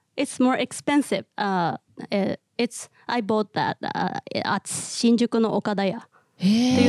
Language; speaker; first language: English; non-native, learner; Japanese